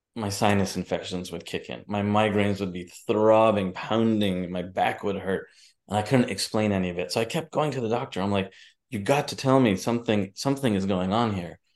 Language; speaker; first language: English; native; English